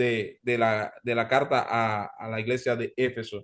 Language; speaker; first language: Spanish; native; Spanish